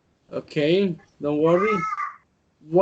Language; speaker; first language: English; non-native, learner; Spanish